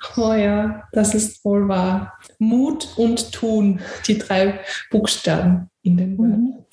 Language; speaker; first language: German; native; German